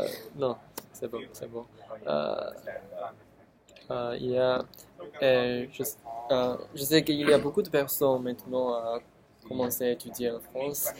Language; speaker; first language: French; non-native, learner; Chinese